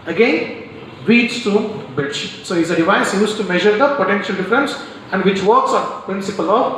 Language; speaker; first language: English; non-native, local second language; Kannada